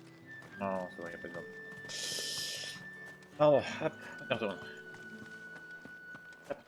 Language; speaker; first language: French; native; French